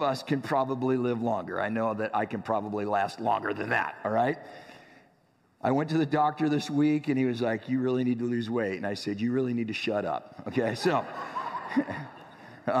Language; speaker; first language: English; native; English